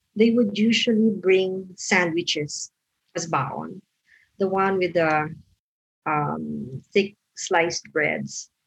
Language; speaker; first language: English; non-native, local second language; Filipino